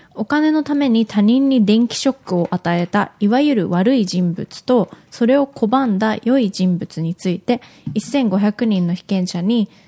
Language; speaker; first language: Japanese; early bilingual, heritage; Japanese